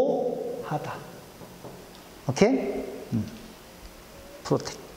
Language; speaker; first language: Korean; non-native, fluent; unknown